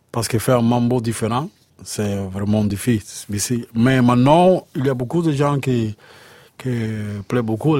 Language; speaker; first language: French; non-native, learner; Spanish